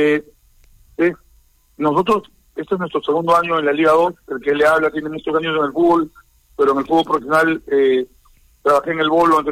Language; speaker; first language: Spanish; native; Spanish